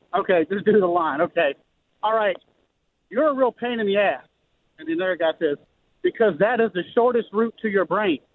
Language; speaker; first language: English; native; English